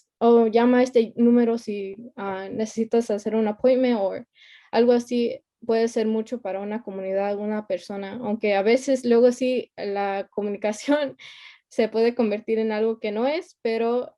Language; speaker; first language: Spanish; early bilingual, heritage; Spanish